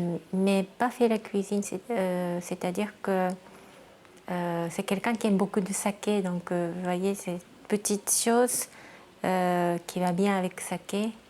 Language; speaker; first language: French; non-native, fluent; Japanese